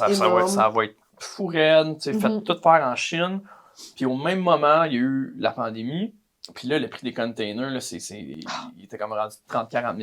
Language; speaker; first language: French; native; French